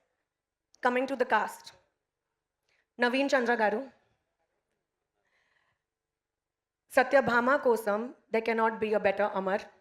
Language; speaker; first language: Telugu; non-native, learner; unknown